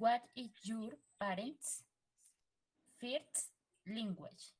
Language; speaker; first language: English; non-native, learner; Spanish